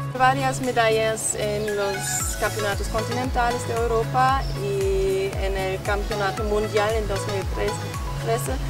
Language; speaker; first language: Spanish; non-native, fluent; German